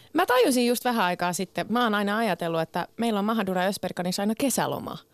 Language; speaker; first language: Finnish; early bilingual, other home language; Turkish